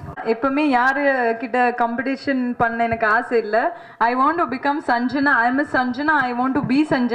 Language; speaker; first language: Tamil; non-native, learner; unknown